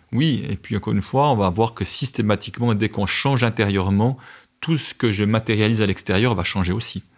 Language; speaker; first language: French; native; French